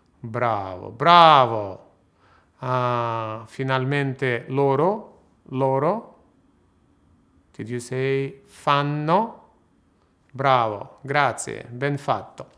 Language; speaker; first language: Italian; non-native, fluent; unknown